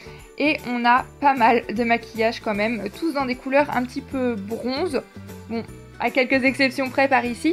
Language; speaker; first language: French; native; French